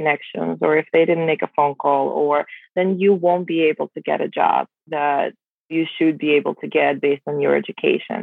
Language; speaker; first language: English; non-native, fluent; Russian